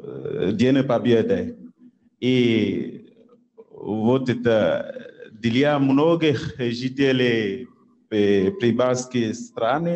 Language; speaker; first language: Russian; non-native, fluent; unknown